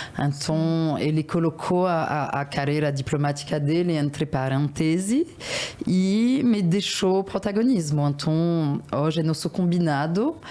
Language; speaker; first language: Portuguese; non-native, fluent; French